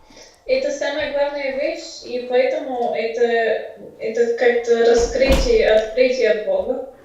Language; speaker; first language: Russian; non-native, fluent; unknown